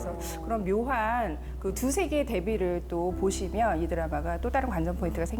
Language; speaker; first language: Korean; native; Korean